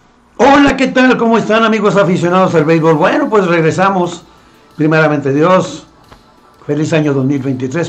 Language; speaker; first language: Spanish; native; Spanish